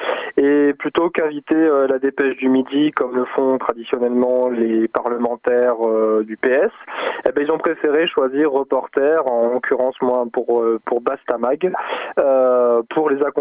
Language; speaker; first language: French; native; French